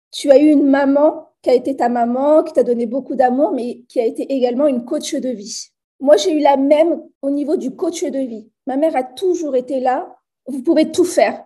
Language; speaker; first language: French; native; French